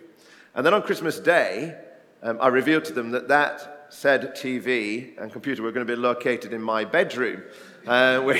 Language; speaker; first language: English; native; English